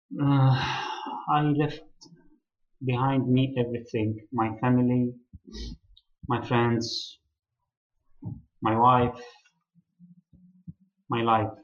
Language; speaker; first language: English; non-native, learner; Arabic